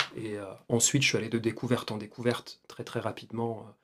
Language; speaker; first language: French; native; French